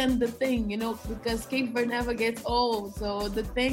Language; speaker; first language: English; non-native, learner; Kabuverdianu